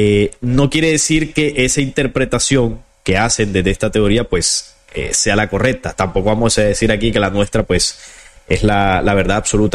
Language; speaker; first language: Spanish; native; Spanish